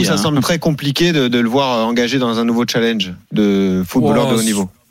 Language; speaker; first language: French; native; French